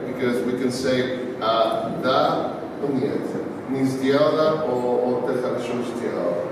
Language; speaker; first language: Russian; non-native, learner; Spanish